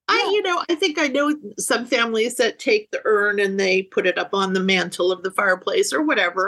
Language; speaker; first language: English; native; English